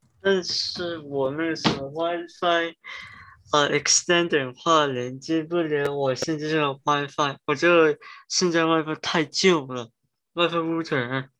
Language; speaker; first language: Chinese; early bilingual, heritage; Chinese